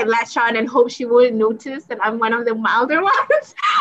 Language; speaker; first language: English; non-native, local second language; Malay